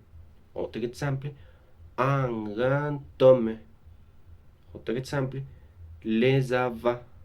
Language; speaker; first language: French; non-native, learner; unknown